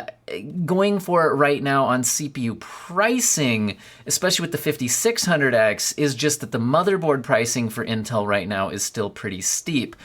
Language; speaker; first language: English; native; English